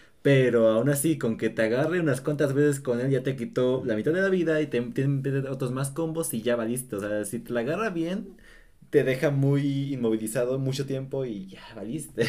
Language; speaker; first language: Spanish; native; Spanish